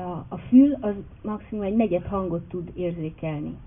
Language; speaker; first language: Hungarian; native; Hungarian